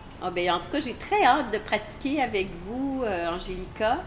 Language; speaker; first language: French; native; French